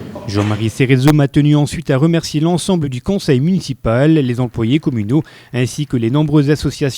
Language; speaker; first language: French; native; French